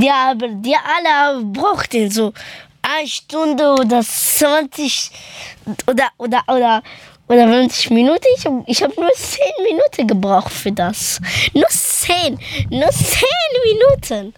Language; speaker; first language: German; early bilingual, other home language; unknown